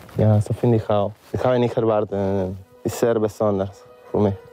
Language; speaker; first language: German; non-native, learner; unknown